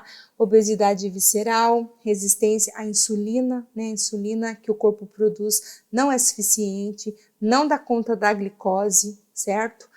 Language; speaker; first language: Portuguese; native; Portuguese